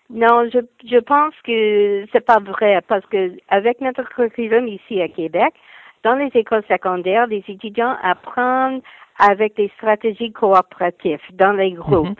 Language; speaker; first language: French; non-native, fluent; English